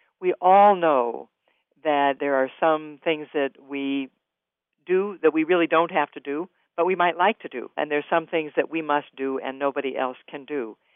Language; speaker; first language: English; native; English